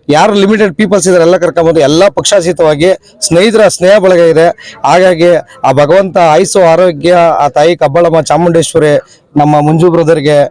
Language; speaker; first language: Kannada; native; Kannada